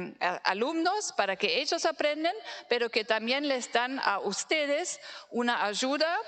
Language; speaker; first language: Spanish; non-native, fluent; German